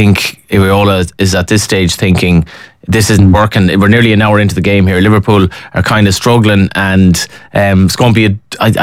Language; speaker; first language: English; native; English